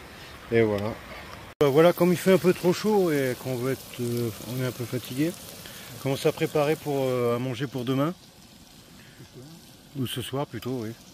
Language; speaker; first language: French; native; French